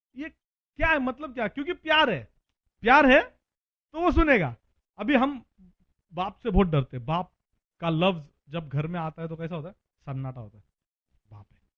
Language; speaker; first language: Hindi; non-native, local second language; Marathi